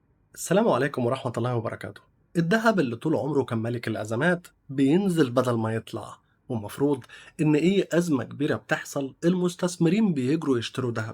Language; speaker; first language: Arabic; native; Arabic